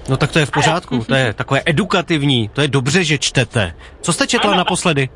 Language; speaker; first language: Czech; native; Czech